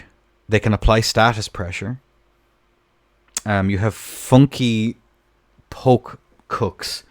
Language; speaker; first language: English; native; English